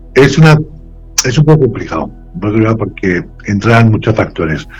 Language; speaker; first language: Spanish; native; Spanish